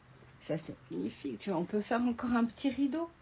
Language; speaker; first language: French; native; French